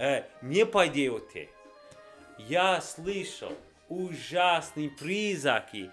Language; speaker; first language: Russian; non-native, learner; English